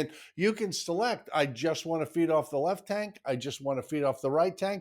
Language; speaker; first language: English; native; English